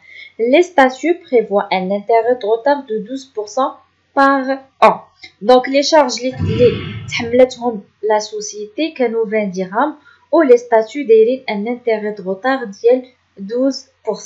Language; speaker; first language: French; non-native, local second language; Arabic